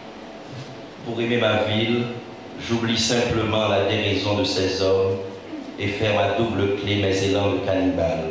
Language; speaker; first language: French; non-native, local second language; Haitian Creole